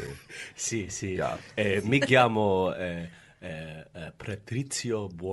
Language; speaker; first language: Italian; non-native, learner; English